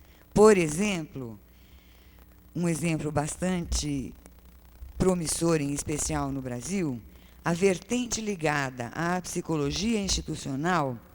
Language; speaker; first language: Portuguese; native; Portuguese